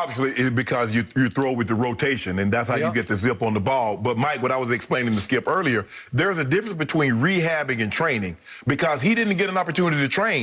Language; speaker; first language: English; native; English